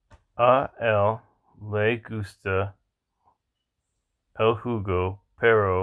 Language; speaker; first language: Spanish; non-native, learner; English